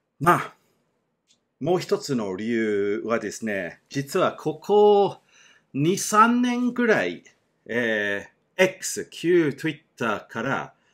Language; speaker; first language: Japanese; non-native, fluent; English